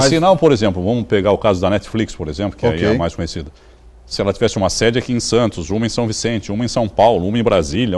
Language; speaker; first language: Portuguese; native; Portuguese